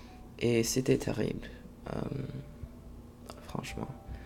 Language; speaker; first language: French; non-native, fluent; English